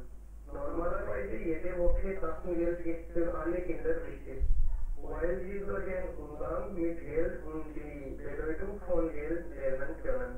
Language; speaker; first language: German; non-native, learner; Hindi